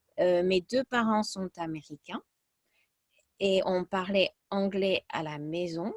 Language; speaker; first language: French; early bilingual, other home language; English